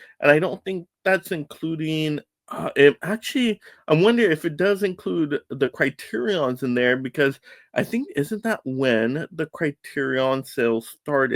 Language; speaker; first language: English; native; English